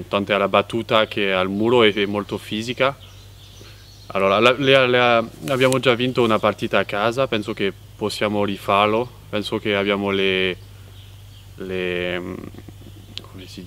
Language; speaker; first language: Italian; non-native, fluent; French